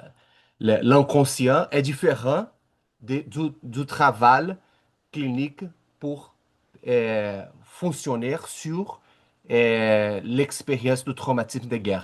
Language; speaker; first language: French; non-native, learner; Portuguese